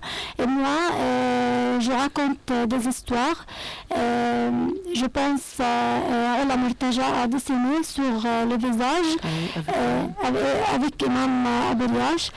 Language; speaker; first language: French; non-native, fluent; Arabic